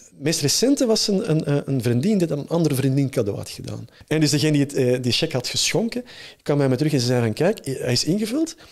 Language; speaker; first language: Dutch; native; Dutch